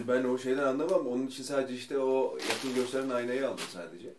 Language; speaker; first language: Turkish; native; Turkish